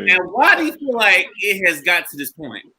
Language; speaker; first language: English; native; English